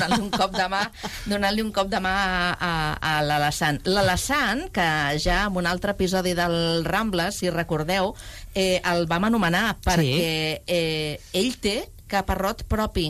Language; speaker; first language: Catalan; native; Catalan